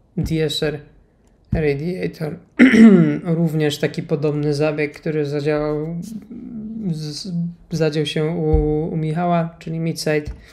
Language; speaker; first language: Polish; native; Polish